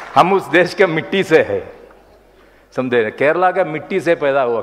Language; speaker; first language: Urdu; non-native, local second language; Malayalam